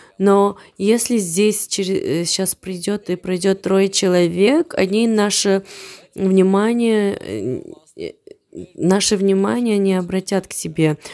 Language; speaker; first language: Russian; non-native, fluent; Armenian